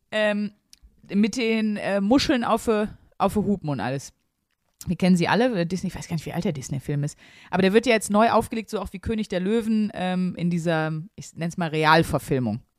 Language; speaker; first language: German; native; German